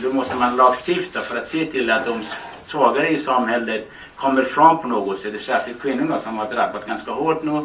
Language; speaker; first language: Swedish; non-native, fluent; Baluchi